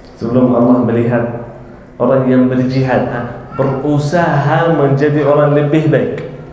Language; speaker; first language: Malay; non-native, fluent; Arabic